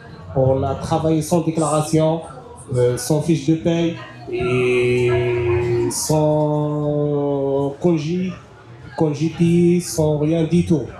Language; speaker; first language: French; non-native, learner; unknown